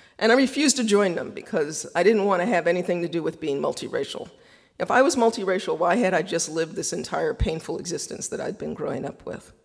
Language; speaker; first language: English; native; English